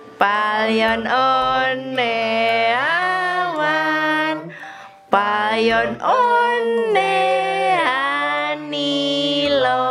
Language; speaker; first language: Finnish; non-native, learner; Indonesian